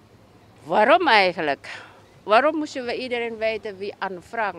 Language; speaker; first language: Dutch; non-native, learner; Indonesian